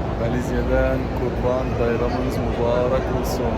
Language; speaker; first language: Turkish; non-native, fluent; Arabic